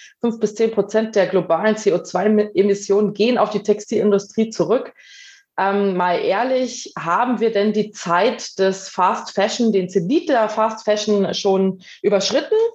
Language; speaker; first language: German; native; German